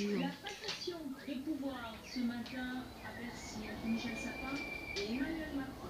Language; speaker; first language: French; native; French